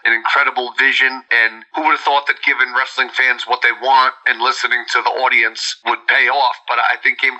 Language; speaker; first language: English; native; English